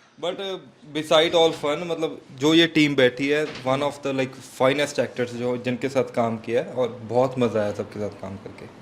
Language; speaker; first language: Hindi; non-native, fluent; Punjabi